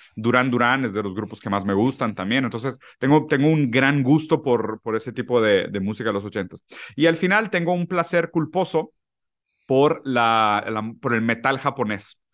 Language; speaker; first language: Spanish; early bilingual, other home language; Portuguese